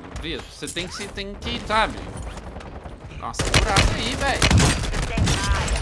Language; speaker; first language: Portuguese; native; Portuguese